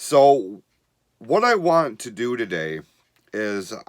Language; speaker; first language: English; native; English